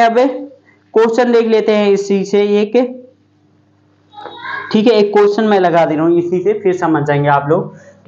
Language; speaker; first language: Hindi; native; Hindi